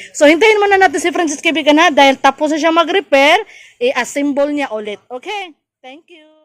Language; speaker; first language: Filipino; native; Filipino